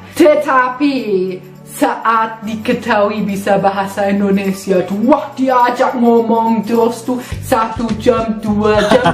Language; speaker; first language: Indonesian; non-native, fluent; German